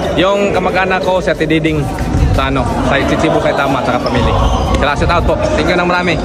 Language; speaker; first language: Filipino; non-native, local second language; Cebuano